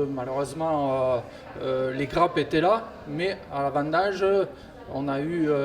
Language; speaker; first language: French; native; French